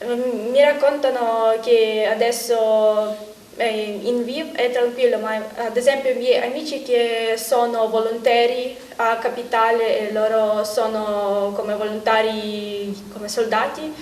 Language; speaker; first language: Italian; non-native, learner; Ukrainian